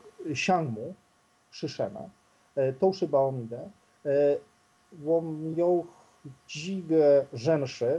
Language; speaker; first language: Chinese; non-native, fluent; Polish